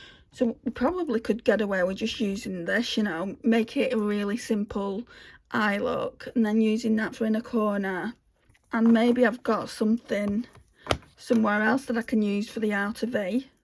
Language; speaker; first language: English; native; English